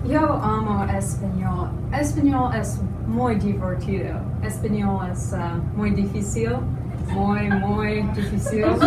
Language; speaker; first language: Spanish; non-native, learner; English